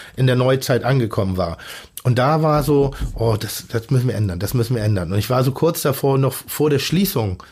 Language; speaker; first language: German; native; German